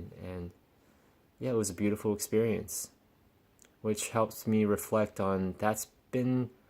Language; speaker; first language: English; native; English